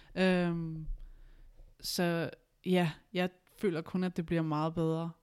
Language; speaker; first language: Danish; early bilingual, other home language; Spanish